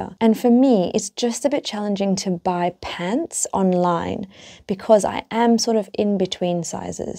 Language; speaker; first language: English; native; English